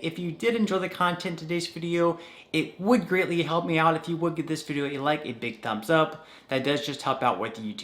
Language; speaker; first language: English; native; English